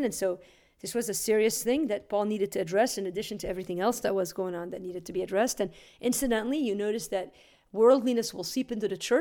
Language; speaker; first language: English; native; English